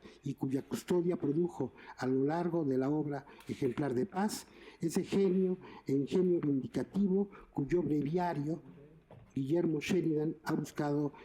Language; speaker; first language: Spanish; native; Spanish